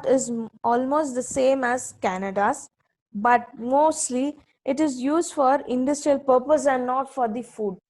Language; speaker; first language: English; non-native, local second language; Kannada